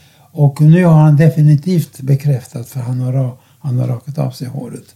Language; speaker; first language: Swedish; non-native, fluent; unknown